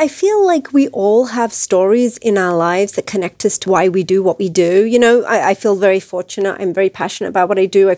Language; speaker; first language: English; native; English